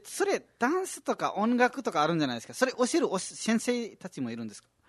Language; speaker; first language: Japanese; non-native, fluent; Nepali